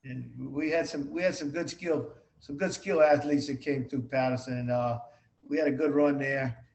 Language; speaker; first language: English; native; English